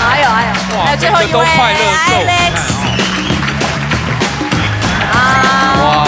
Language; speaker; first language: Chinese; native; Chinese